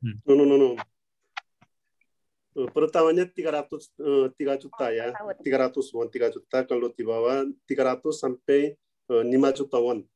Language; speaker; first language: Indonesian; non-native, learner; Korean